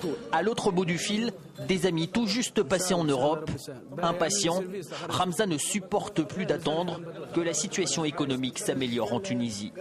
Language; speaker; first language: French; native; French